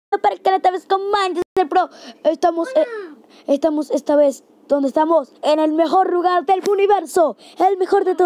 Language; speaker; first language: Spanish; native; Spanish